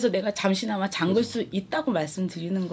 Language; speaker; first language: Korean; native; Korean